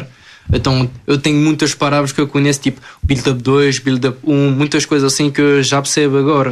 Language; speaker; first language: Portuguese; early bilingual, other home language; French